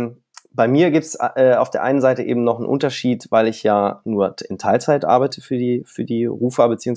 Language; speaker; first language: German; native; German